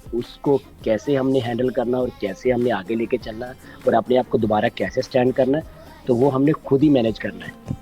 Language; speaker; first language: Urdu; non-native, local second language; Saraiki